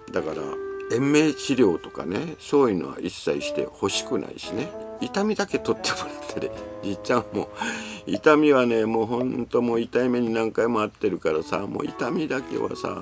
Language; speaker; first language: Japanese; native; Japanese